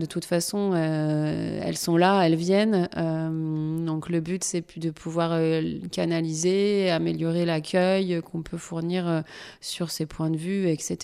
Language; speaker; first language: French; native; French